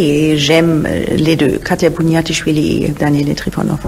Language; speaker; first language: French; non-native, fluent; German